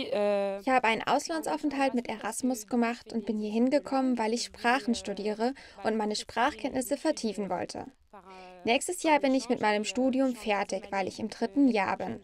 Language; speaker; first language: German; non-native, fluent; French